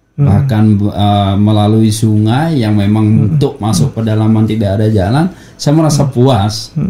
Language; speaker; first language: Indonesian; native; Indonesian